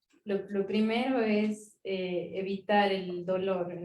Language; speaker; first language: Spanish; native; Spanish